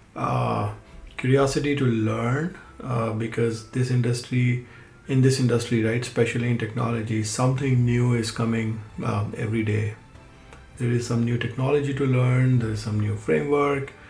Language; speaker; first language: English; non-native, local second language; Hindi